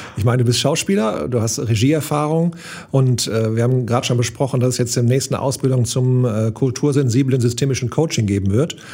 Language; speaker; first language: German; native; German